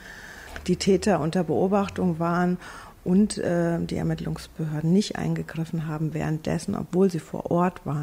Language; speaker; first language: German; native; German